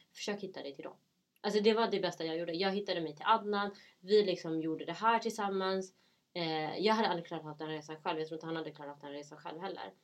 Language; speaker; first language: Swedish; early bilingual, other home language; Somali